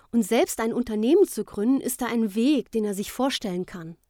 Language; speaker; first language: German; native; German